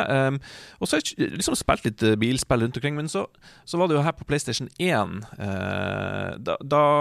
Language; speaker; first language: Norwegian; native; Norwegian